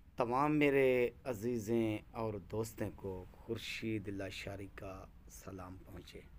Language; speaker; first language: Urdu; non-native, local second language; Saraiki